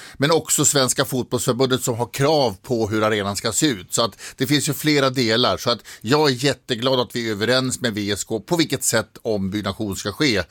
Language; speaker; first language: Swedish; native; Swedish